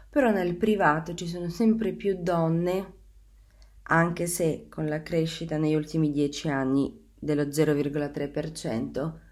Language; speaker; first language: Italian; non-native, fluent; Bulgarian